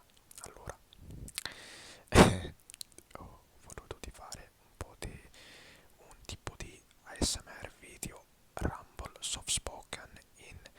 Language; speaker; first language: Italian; early bilingual, heritage; English